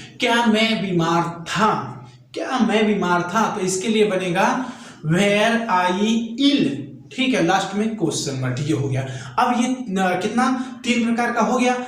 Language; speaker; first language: Hindi; native; Hindi